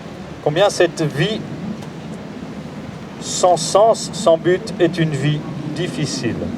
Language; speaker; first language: French; native; French